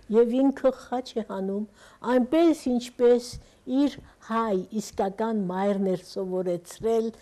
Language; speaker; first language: Armenian; early bilingual, heritage; Armenian